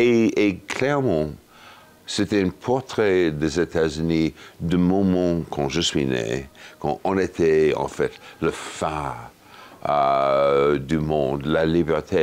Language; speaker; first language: French; non-native, fluent; English